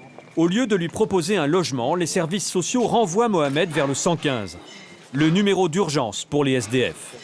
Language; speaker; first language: French; native; French